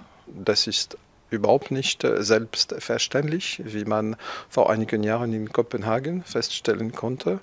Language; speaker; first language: German; non-native, fluent; French